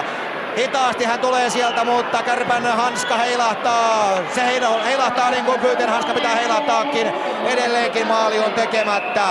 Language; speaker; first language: Finnish; native; Finnish